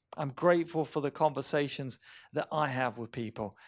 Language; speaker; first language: English; native; English